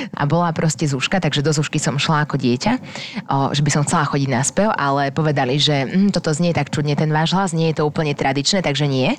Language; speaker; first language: Slovak; native; Slovak